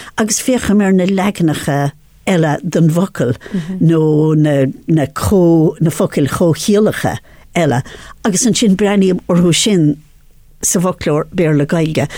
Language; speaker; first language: Irish; non-native, local second language; English